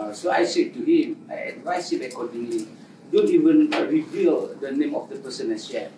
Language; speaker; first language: English; non-native, local second language; Malay